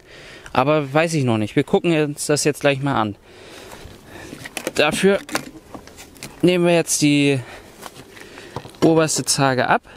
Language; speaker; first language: German; native; German